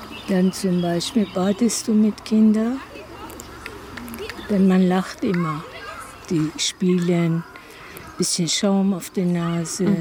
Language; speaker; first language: German; non-native, fluent; Persian